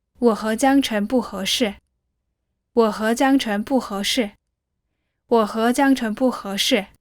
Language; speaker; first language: Chinese; non-native, fluent; Korean